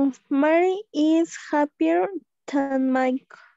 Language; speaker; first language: English; non-native, learner; Spanish